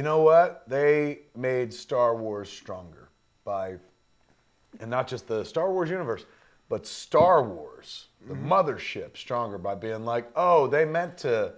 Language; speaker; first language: English; native; English